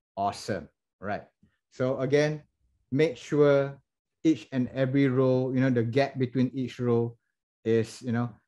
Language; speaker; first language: English; non-native, local second language; Malay